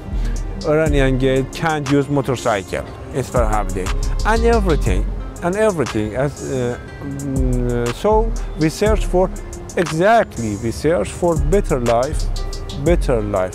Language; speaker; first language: English; non-native, learner; Persian